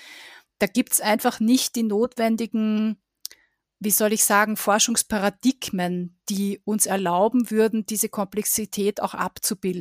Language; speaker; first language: German; native; German